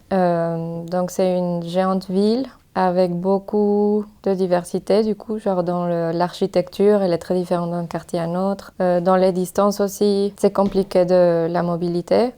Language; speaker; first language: French; non-native, fluent; Spanish